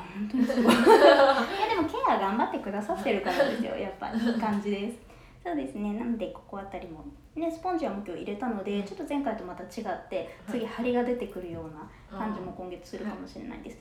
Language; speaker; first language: Japanese; native; Japanese